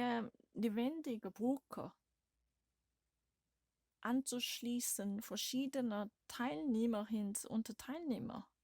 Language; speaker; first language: German; non-native, learner; Korean